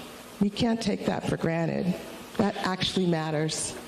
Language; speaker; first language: English; native; English